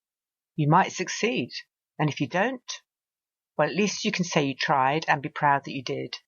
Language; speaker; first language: English; native; English